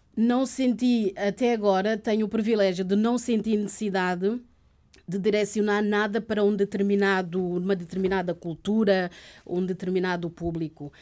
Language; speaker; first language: Portuguese; early bilingual, other home language; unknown